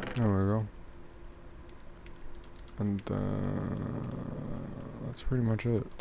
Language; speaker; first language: English; native; English